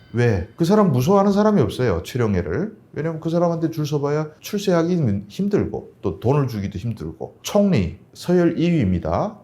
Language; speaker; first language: Korean; native; Korean